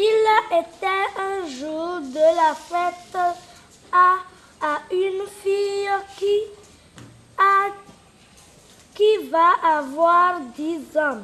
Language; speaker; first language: French; non-native, learner; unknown